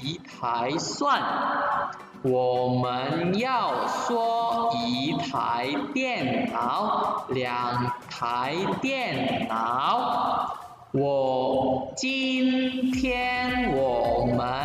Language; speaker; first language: Chinese; non-native, fluent; Indonesian